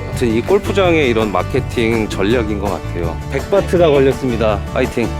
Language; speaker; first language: Korean; native; Korean